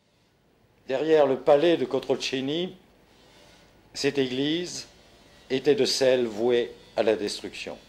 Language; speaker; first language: French; native; French